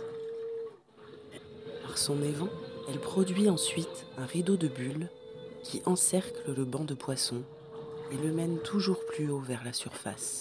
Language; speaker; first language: French; native; French